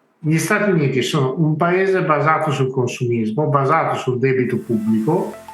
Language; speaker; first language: Italian; native; Italian